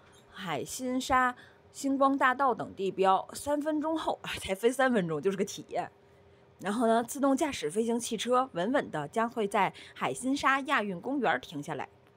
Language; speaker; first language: Chinese; native; Chinese